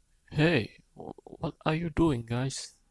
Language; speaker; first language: English; non-native, learner; Indonesian